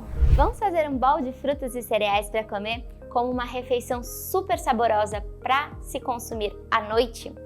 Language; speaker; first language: Portuguese; native; Portuguese